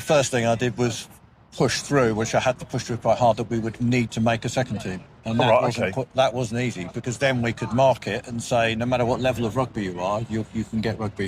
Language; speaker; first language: English; native; English